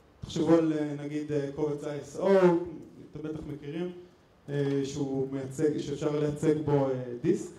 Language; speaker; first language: Hebrew; native; Hebrew